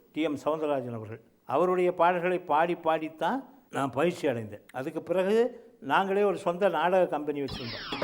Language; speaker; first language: Tamil; early bilingual, heritage; Tamil